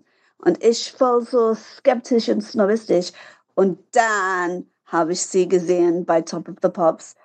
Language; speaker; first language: German; non-native, fluent; English